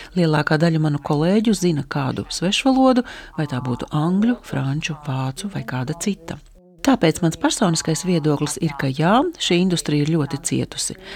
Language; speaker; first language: Latvian; native; Latvian